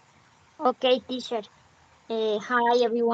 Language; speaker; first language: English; non-native, learner; Spanish